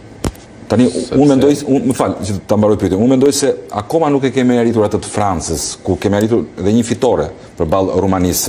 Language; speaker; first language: Albanian; native; Albanian